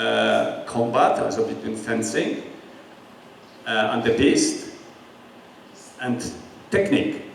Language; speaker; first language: English; non-native, learner; Polish